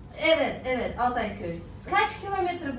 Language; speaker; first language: Turkish; non-native, learner; Russian